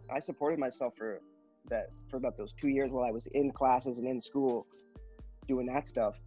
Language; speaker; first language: English; native; English